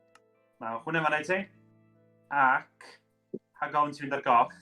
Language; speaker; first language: Welsh; native; Welsh